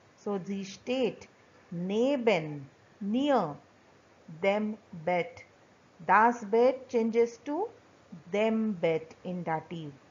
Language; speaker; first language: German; non-native, fluent; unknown